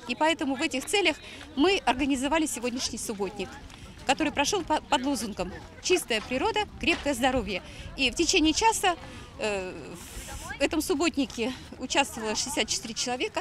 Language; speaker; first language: Russian; native; Russian